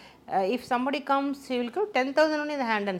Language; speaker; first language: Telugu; non-native, local second language; Tamil